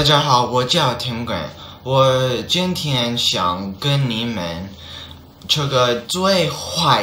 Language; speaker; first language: Chinese; non-native, learner; English